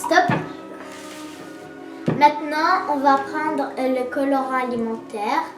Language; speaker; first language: French; native; French